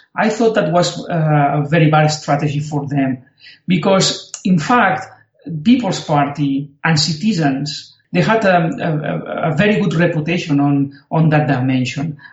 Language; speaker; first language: English; non-native, fluent; Spanish